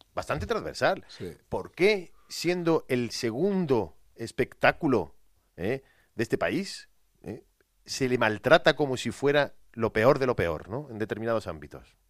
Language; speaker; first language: Spanish; native; Spanish